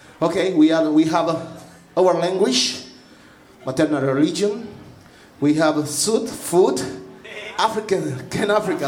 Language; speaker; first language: English; non-native, learner; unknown